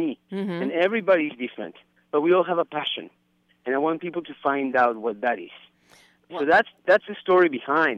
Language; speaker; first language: English; non-native, fluent; Spanish